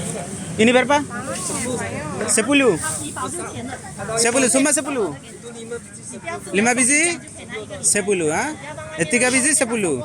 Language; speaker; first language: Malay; non-native, learner; Bangla